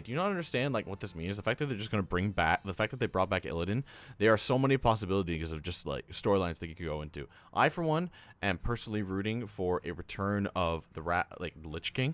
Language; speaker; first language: English; native; English